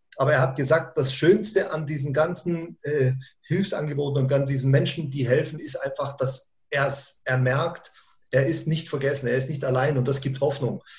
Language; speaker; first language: German; native; German